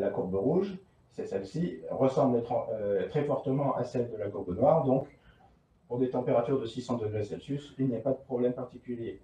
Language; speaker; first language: French; native; French